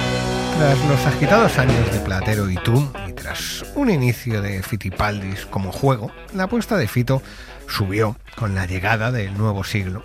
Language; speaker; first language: Spanish; native; Spanish